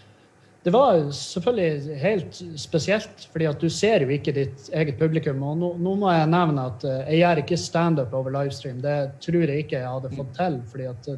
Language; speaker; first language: Norwegian; native; Norwegian